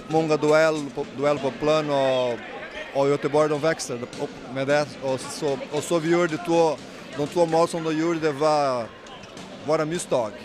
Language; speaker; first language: Swedish; non-native, learner; Portuguese